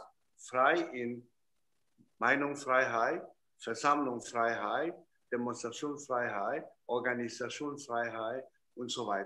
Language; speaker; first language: German; non-native, fluent; Chinese